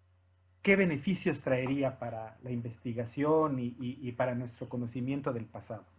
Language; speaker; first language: Spanish; native; Spanish